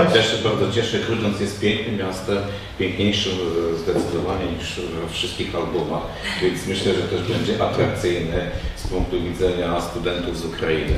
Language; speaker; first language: Polish; native; Polish